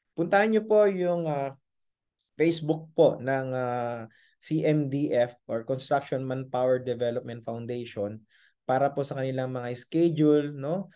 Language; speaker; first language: Filipino; non-native, local second language; Iloko